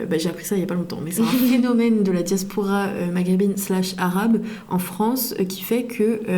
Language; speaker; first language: French; native; French